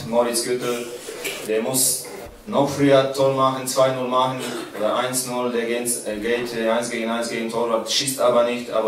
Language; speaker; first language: German; non-native, fluent; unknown